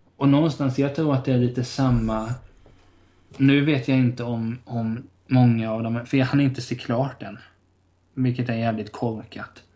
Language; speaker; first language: Swedish; native; Swedish